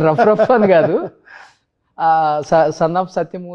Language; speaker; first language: Telugu; native; Telugu